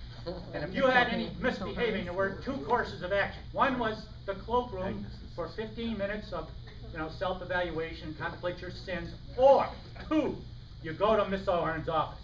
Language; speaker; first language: English; native; English